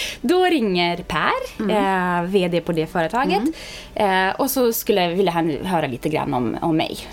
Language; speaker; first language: Swedish; non-native, fluent; Romanian